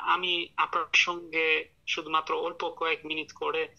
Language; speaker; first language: Bangla; non-native, fluent; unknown